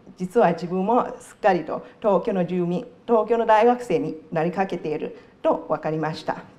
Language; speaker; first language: Japanese; non-native, fluent; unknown